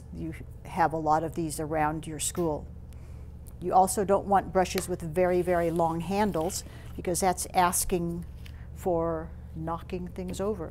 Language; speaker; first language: English; native; English